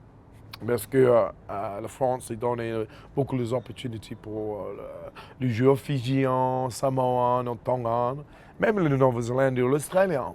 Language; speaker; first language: French; non-native, fluent; English